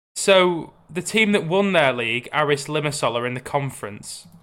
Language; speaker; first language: English; native; English